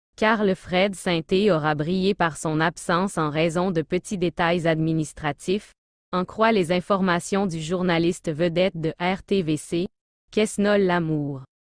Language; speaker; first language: French; non-native, local second language; Haitian Creole